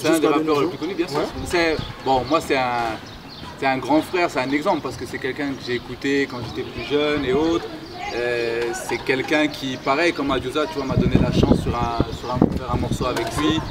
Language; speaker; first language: French; native; French